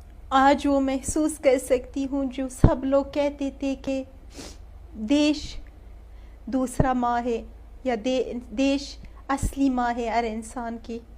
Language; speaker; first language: Hindi; non-native, learner; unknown